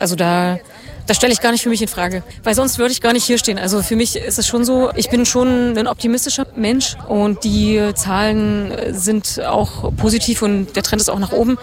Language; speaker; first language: German; native; German